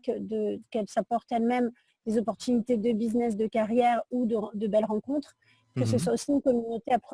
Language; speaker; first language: French; native; French